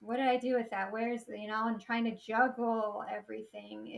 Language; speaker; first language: English; native; English